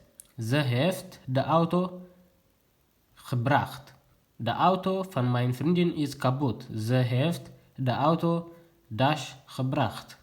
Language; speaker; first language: Dutch; non-native, learner; Tigrinya